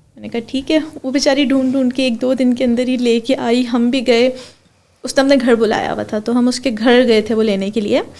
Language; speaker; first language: Urdu; early bilingual, heritage; Urdu